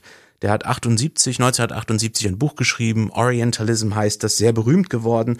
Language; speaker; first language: German; native; German